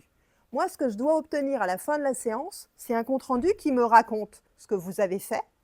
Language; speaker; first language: French; native; French